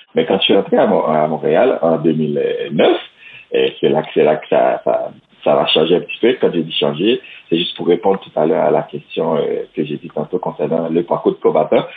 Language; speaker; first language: French; non-native, local second language; Haitian Creole